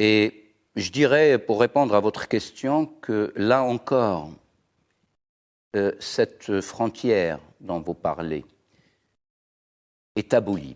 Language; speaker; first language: French; non-native, local second language; Arabic